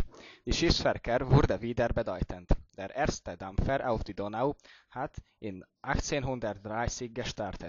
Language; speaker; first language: German; non-native, learner; Hungarian